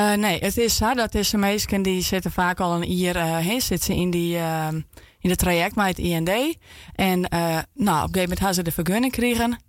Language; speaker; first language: Dutch; non-native, local second language; Western Frisian